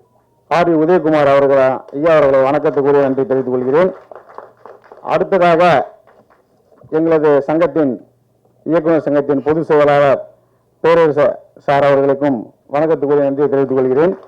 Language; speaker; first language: Tamil; native; Tamil